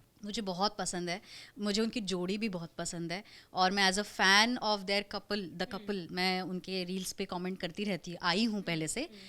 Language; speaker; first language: Hindi; non-native, local second language; Marathi